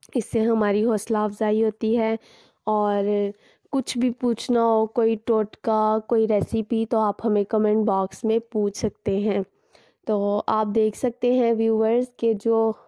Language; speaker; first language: Hindi; native; Hindi